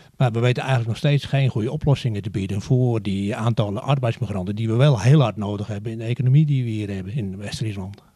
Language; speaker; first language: Dutch; native; Dutch